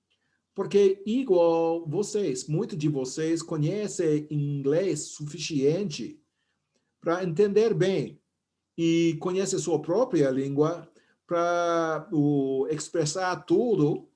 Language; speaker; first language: Portuguese; non-native, fluent; English